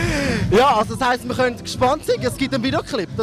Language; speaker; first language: German; native; German